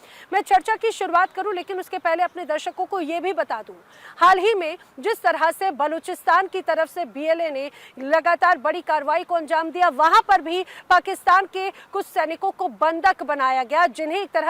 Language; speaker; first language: Hindi; native; Hindi